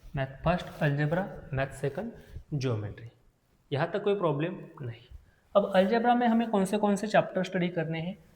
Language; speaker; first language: Hindi; non-native, local second language; Marathi